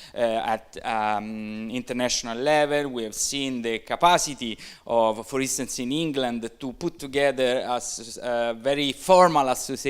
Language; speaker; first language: English; non-native, fluent; Italian